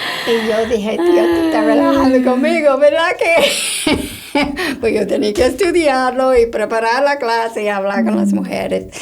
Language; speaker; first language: Spanish; non-native, fluent; English